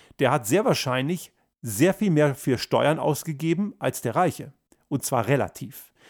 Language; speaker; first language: German; early bilingual, other home language; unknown